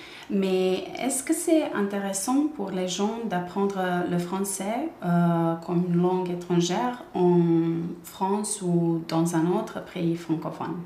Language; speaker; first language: French; non-native, fluent; Serbian